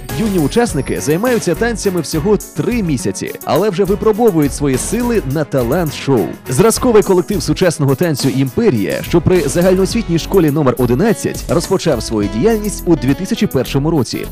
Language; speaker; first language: Ukrainian; native; Ukrainian